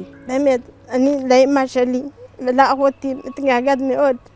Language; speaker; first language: Hebrew; non-native, learner; Amharic